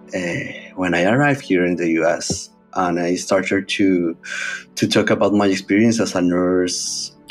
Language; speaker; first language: English; non-native, fluent; Spanish